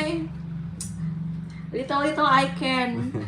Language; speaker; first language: English; non-native, learner; Indonesian